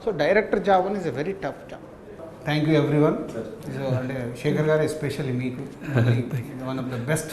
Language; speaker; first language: Telugu; native; Telugu